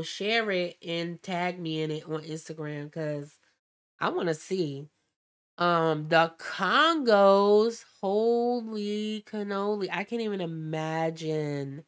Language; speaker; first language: English; native; English